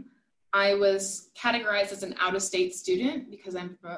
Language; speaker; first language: English; native; English